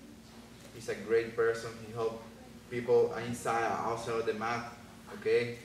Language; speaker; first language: English; non-native, learner; Spanish